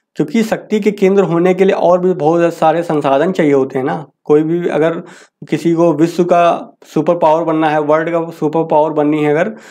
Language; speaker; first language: Hindi; native; Hindi